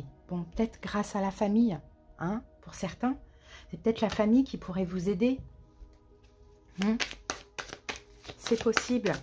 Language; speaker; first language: French; native; French